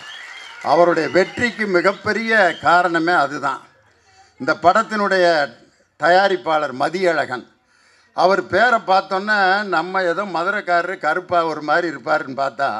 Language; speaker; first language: Tamil; native; Tamil